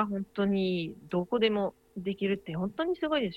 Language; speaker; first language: Japanese; non-native, fluent; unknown